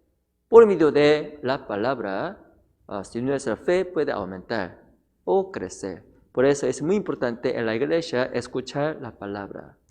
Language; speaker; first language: Spanish; non-native, fluent; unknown